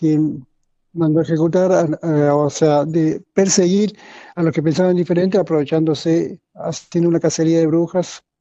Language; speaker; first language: Spanish; native; Spanish